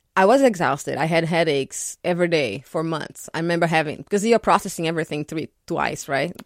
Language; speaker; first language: English; non-native, fluent; Portuguese